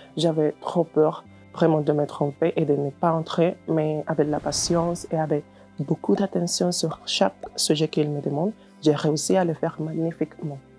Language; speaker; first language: French; non-native, fluent; Spanish